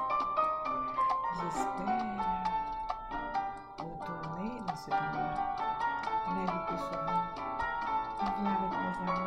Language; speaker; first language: French; non-native, local second language; Haitian Creole